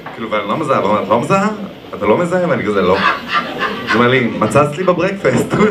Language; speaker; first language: Hebrew; native; Hebrew